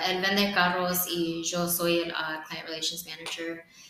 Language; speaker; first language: Spanish; non-native, fluent; English